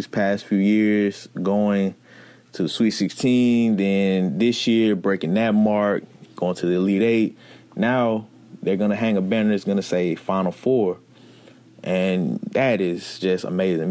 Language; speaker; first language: English; native; English